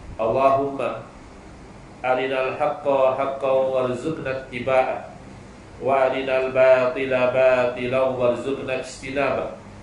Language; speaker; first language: Malay; native; Malay